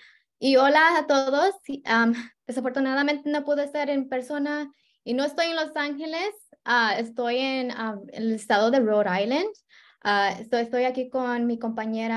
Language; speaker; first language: Spanish; early bilingual, heritage; Spanish